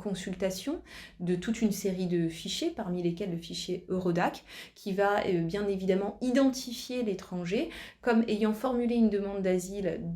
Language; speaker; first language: French; native; French